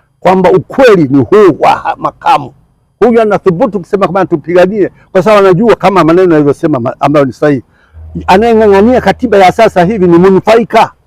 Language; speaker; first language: Swahili; non-native, local second language; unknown